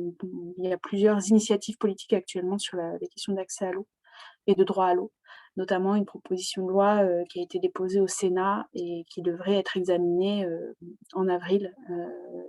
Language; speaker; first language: French; native; French